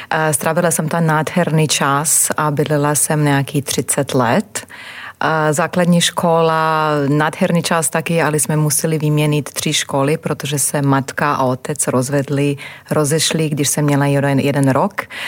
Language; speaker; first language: Czech; non-native, fluent; Croatian